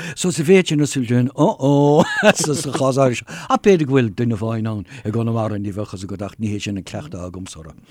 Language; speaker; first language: Irish; non-native, local second language; English